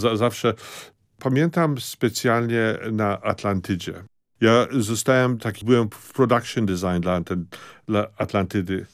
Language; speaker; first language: Polish; early bilingual, heritage; Polish